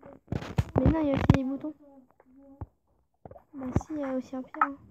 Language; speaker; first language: French; native; French